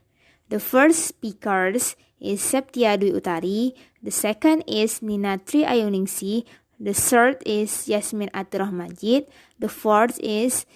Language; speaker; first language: English; non-native, learner; Indonesian